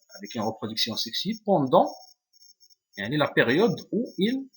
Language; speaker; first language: French; non-native, local second language; Arabic